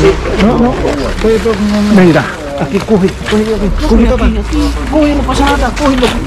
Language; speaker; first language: Spanish; non-native, fluent; Filipino